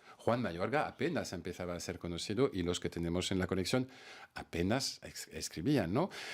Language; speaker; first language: Spanish; non-native, fluent; French